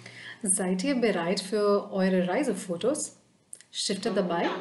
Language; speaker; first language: German; non-native, fluent; Hindi